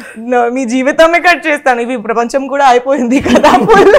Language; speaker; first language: Telugu; non-native, learner; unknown